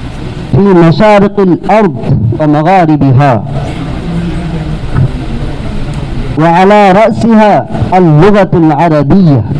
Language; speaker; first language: Arabic; non-native, fluent; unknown